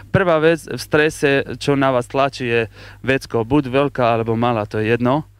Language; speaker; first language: Slovak; non-native, learner; Persian